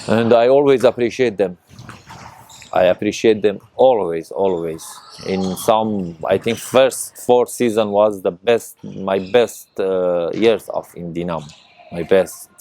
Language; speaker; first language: English; non-native, learner; Persian